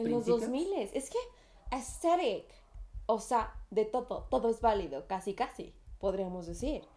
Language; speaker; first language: Spanish; native; Spanish